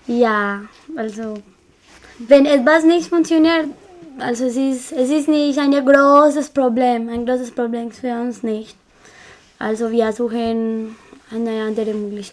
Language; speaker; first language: German; non-native, learner; Spanish